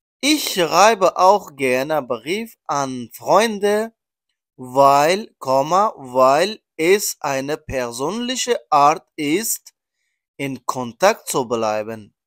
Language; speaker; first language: German; non-native, learner; Persian